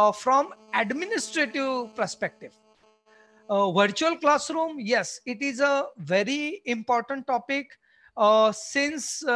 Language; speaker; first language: English; non-native, local second language; Marathi